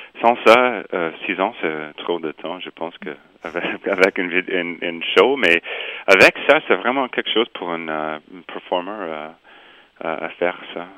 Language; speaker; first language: French; non-native, local second language; English